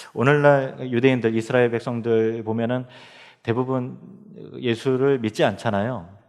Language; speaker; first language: Korean; native; Korean